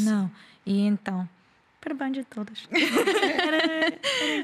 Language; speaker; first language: Portuguese; non-native, learner; English